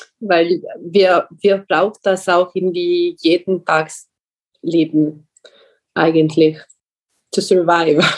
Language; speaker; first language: German; non-native, learner; Italian